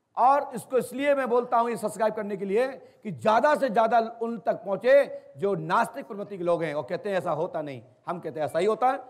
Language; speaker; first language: Hindi; native; Hindi